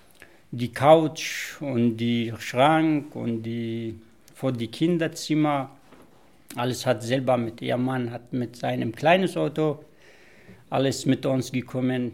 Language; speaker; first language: German; non-native, learner; Arabic